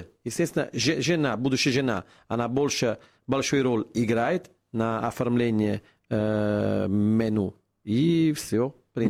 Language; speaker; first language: Russian; non-native, fluent; Italian